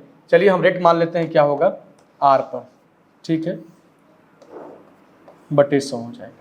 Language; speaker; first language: Hindi; native; Hindi